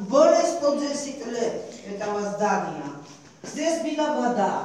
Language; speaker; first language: Russian; non-native, fluent; Georgian